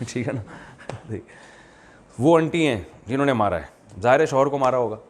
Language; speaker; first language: Urdu; native; Urdu